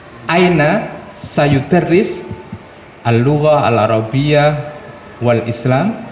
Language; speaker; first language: Arabic; non-native, fluent; Indonesian